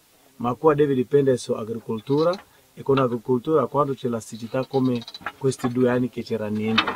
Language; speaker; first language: Italian; non-native, fluent; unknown